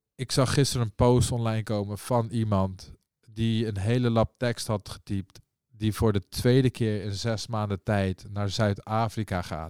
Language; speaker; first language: Dutch; early bilingual, other home language; Persian